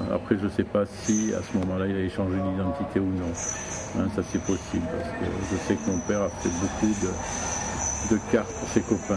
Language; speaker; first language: French; native; French